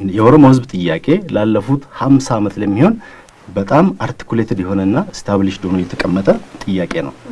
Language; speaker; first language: Amharic; non-native, local second language; Oromo